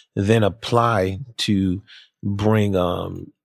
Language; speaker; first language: English; early bilingual, other home language; Haitian Creole